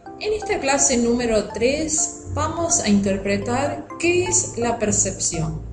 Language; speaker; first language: Spanish; native; Spanish